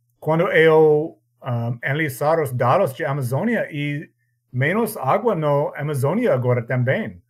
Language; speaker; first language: Portuguese; non-native, learner; English